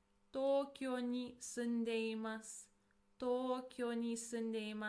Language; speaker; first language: Japanese; non-native, fluent; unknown